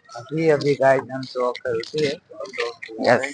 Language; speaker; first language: Hindi; non-native, local second language; Gujarati